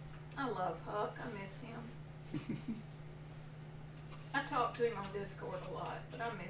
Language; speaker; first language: English; native; English